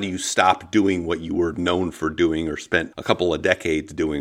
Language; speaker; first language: English; native; English